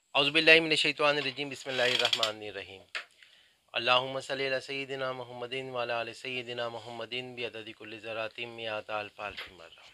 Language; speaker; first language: Urdu; native; Urdu